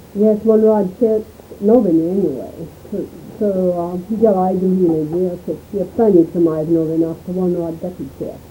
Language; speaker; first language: Czech; native; Czech